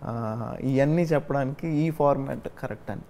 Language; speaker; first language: Telugu; native; Telugu